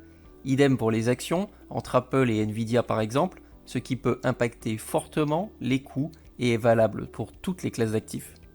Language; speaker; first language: French; native; French